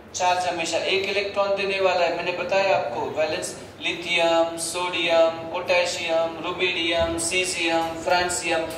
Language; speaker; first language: Hindi; non-native, local second language; Marathi